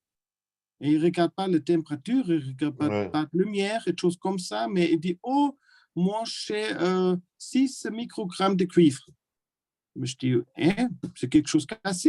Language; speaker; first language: French; non-native, learner; German